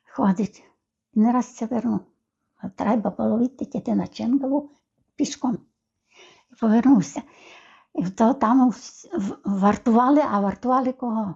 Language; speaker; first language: Ukrainian; native; Ukrainian